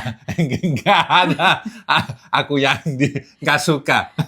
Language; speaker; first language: Indonesian; non-native, learner; Catalan